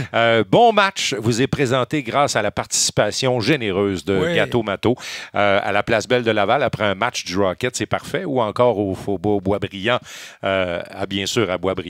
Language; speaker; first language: French; native; French